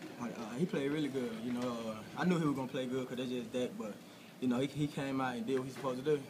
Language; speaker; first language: English; native; English